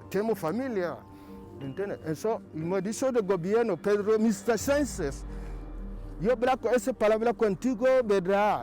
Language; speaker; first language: Spanish; non-native, learner; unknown